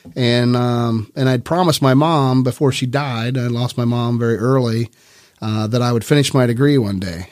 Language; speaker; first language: English; native; English